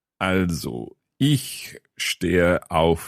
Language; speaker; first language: German; non-native, learner; English